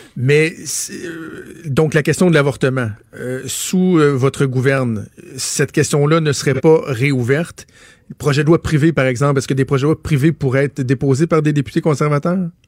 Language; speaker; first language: French; native; French